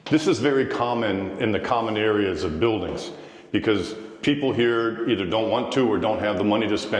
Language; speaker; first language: English; native; English